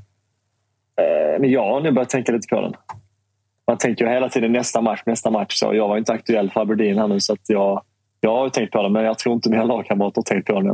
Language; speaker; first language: Swedish; native; Swedish